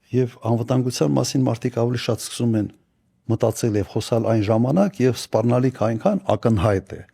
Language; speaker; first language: Armenian; native; Armenian